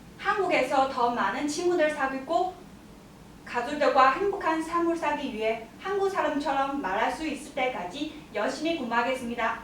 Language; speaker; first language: Korean; non-native, learner; Chinese